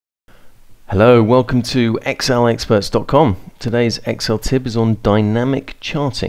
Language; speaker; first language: English; native; English